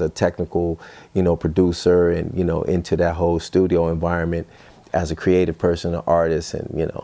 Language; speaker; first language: English; native; English